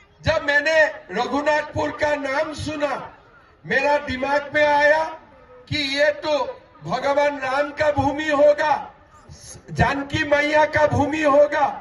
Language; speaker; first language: Hindi; non-native, local second language; Assamese